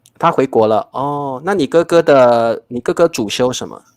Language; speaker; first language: Chinese; native; Chinese